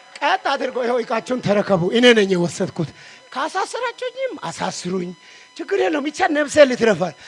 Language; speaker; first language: Amharic; non-native, local second language; Wolaytta